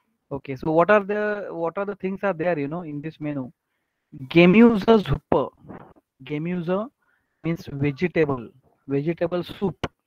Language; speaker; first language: English; non-native, local second language; Marathi